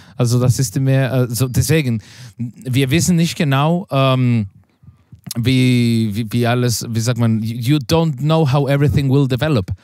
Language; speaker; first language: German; non-native, learner; Spanish